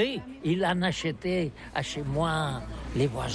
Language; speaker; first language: French; non-native, learner; Catalan